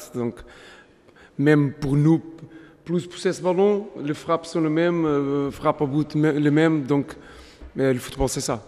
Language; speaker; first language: French; non-native, fluent; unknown